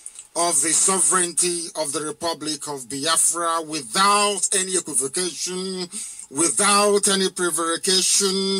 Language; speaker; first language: English; non-native, local second language; Igbo